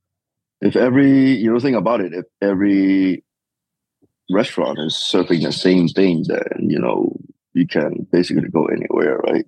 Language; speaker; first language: English; non-native, local second language; Cantonese